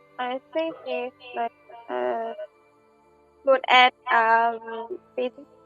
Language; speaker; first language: English; non-native, learner; Vietnamese